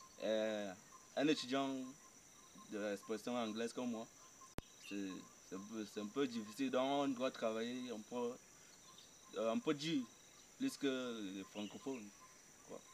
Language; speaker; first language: French; non-native, local second language; English